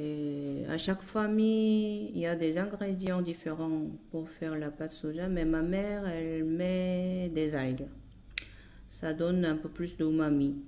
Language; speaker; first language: French; non-native, fluent; Korean